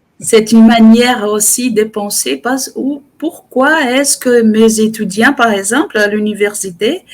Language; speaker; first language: French; non-native, fluent; Portuguese